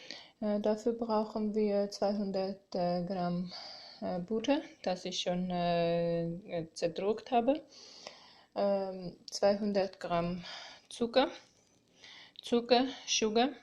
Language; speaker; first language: German; non-native, fluent; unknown